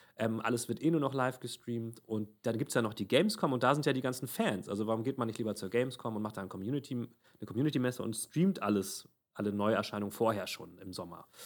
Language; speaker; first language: German; native; German